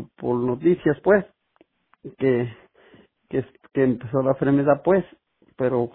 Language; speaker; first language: Spanish; native; Spanish